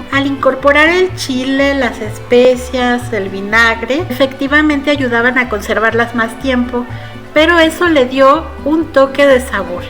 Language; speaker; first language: Spanish; native; Spanish